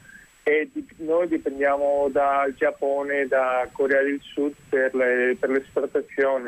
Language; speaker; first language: Italian; non-native, fluent; Spanish